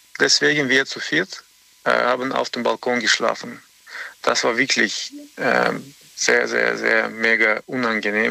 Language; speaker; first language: German; non-native, learner; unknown